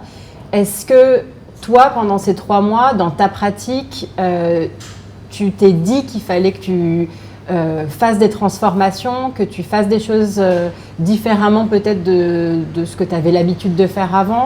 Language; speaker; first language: French; native; French